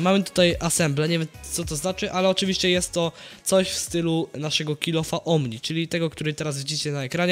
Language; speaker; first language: Polish; native; Polish